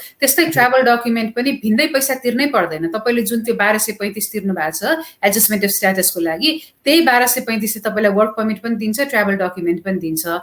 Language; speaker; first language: Nepali; native; Nepali